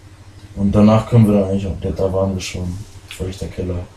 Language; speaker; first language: German; native; German